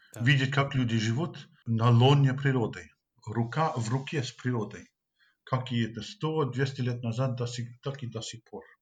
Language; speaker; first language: Russian; non-native, fluent; English